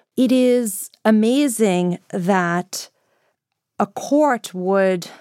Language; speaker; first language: English; non-native, fluent; Greek